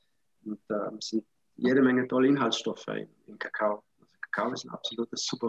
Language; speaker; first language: German; native; German